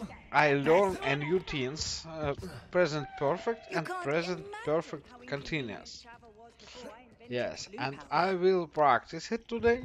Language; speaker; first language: English; non-native, learner; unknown